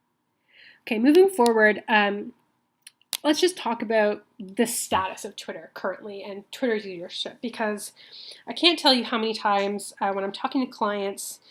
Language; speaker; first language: English; native; English